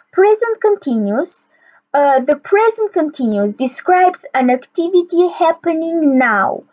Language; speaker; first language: English; non-native, fluent; Albanian